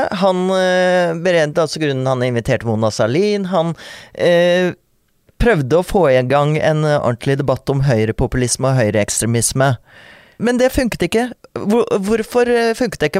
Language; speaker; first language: Norwegian; native; Norwegian